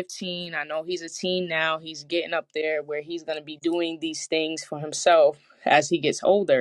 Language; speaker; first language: English; native; English